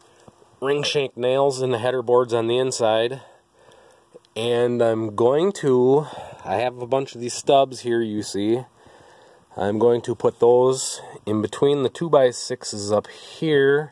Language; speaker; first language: English; native; English